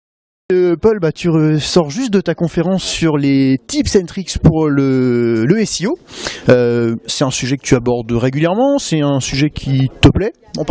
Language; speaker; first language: French; native; French